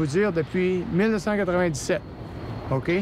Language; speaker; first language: French; native; French